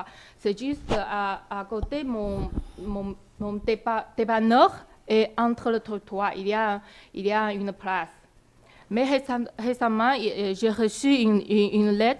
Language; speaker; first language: French; non-native, learner; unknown